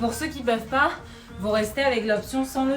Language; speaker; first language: French; native; French